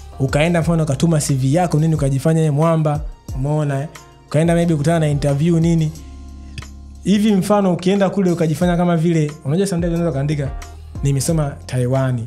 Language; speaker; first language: Swahili; native; Swahili